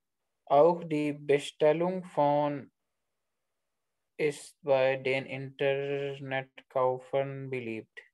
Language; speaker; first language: German; non-native, learner; Urdu